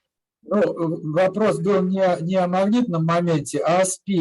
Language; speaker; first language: Russian; native; Russian